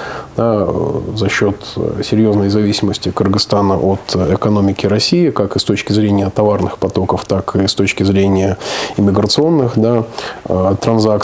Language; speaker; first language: Russian; native; Russian